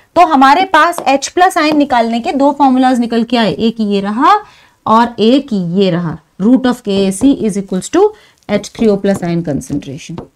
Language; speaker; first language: Hindi; native; Hindi